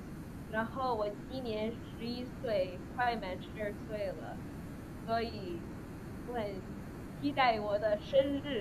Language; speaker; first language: Chinese; early bilingual, other home language; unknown